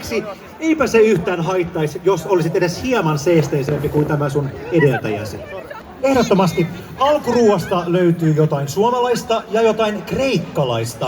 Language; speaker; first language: Finnish; native; Finnish